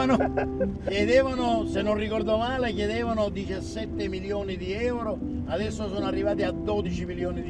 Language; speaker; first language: Italian; native; Italian